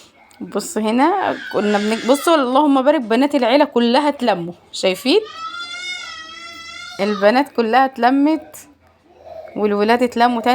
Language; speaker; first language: Arabic; native; Arabic